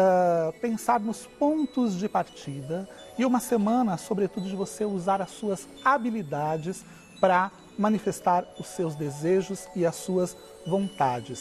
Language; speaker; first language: Portuguese; native; Portuguese